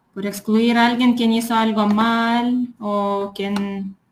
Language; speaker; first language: Spanish; non-native, fluent; Lithuanian